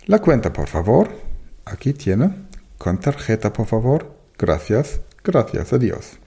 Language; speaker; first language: Spanish; non-native, fluent; German